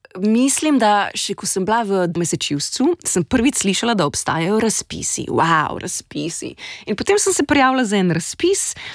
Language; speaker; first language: Slovenian; native; Slovenian